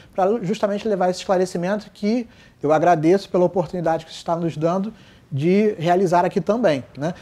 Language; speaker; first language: Portuguese; native; Portuguese